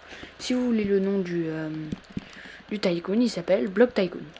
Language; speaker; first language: French; native; French